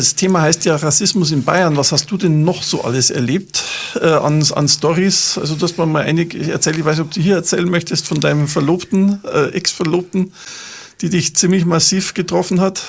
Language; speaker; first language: German; native; German